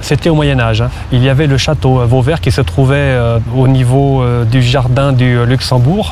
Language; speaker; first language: French; native; French